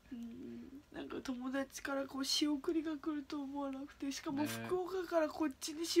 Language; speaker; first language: Japanese; native; Japanese